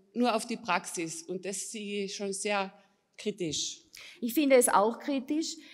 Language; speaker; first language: German; non-native, fluent; Polish